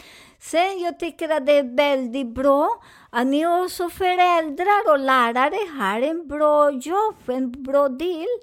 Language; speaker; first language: Swedish; non-native, fluent; Spanish